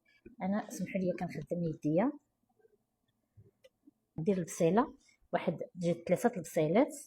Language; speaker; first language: Arabic; native; Arabic